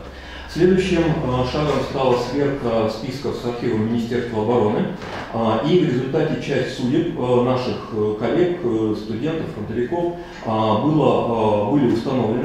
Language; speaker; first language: Russian; native; Russian